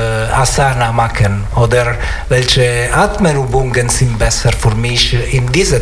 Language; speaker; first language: German; non-native, learner; Italian